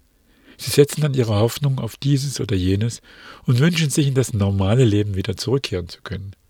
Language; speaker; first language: German; native; German